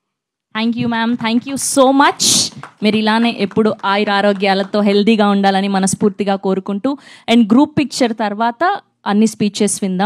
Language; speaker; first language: Telugu; native; Telugu